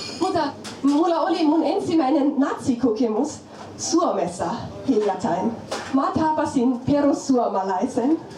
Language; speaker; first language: Finnish; non-native, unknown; German